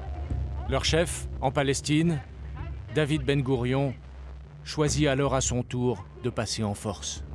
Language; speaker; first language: French; native; French